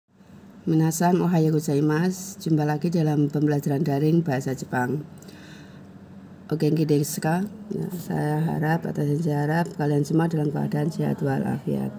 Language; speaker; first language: Indonesian; native; Indonesian